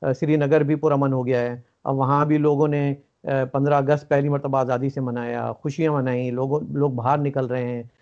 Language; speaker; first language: Urdu; native; Urdu